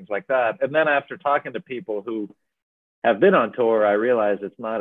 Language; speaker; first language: English; native; English